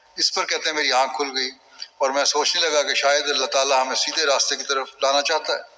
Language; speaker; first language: Urdu; native; Urdu